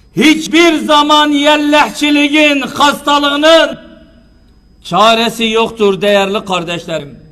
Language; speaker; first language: Turkish; native; Turkish